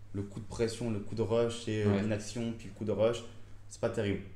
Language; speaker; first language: French; native; French